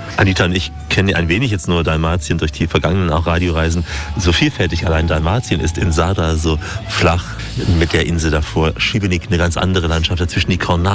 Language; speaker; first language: German; native; German